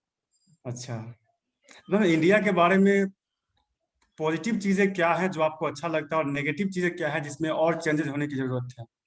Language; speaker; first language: Hindi; native; Hindi